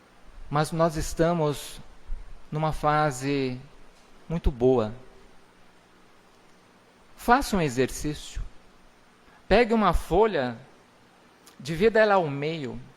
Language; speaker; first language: Portuguese; native; Portuguese